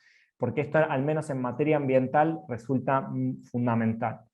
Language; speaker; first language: Spanish; native; Spanish